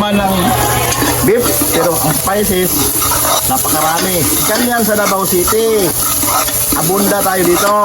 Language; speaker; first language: Filipino; non-native, local second language; Cebuano